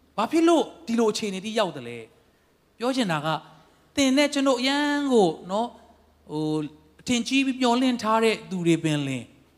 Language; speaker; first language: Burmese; non-native, local second language; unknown